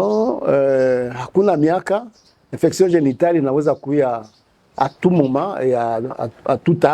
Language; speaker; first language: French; non-native, local second language; Swahili